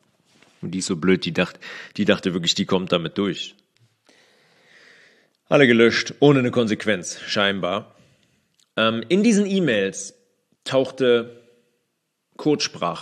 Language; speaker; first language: German; native; German